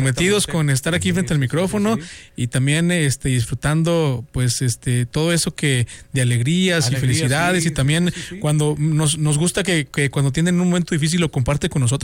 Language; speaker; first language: Spanish; native; Spanish